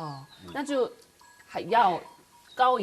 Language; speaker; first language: Chinese; non-native, learner; Korean